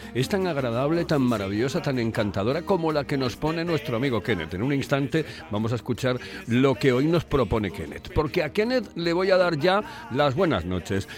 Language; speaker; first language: Spanish; native; Spanish